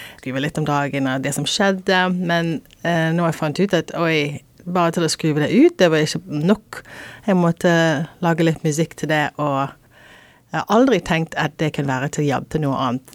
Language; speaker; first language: Norwegian; non-native, fluent; English